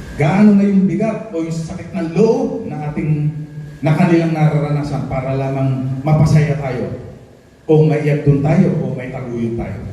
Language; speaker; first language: Filipino; native; Filipino